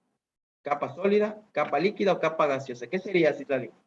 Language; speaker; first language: Spanish; native; Spanish